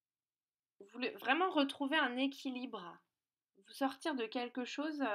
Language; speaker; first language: French; native; French